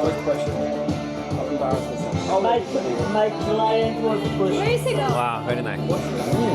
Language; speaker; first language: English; non-native, learner; Korean